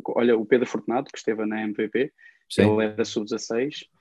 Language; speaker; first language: Portuguese; native; Portuguese